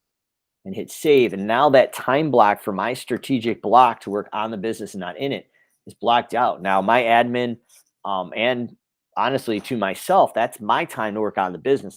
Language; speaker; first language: English; native; English